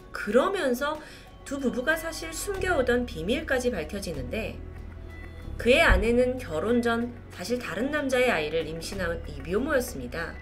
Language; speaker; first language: Korean; native; Korean